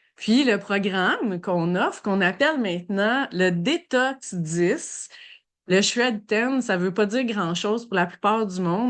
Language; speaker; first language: French; native; French